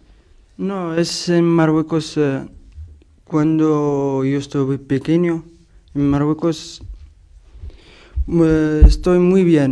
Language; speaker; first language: Spanish; non-native, learner; Arabic